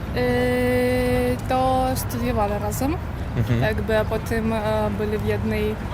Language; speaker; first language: Polish; non-native, fluent; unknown